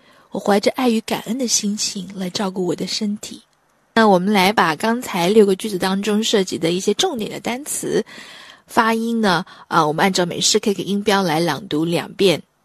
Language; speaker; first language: Chinese; native; Chinese